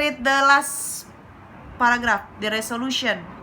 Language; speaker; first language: English; non-native, learner; Indonesian